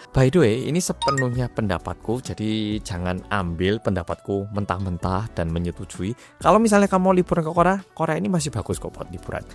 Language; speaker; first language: Indonesian; early bilingual, other home language; Korean